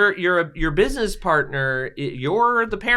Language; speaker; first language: English; native; English